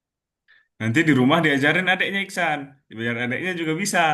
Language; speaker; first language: Indonesian; native; Indonesian